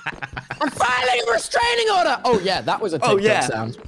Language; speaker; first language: English; native; English